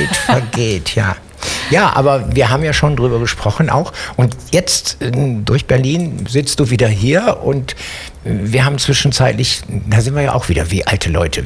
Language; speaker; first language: German; native; German